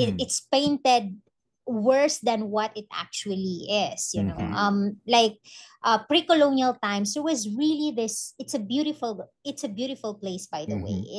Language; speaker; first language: English; non-native, local second language; Maranao